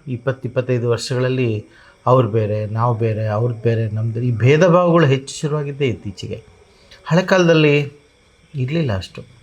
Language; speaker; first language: Kannada; native; Kannada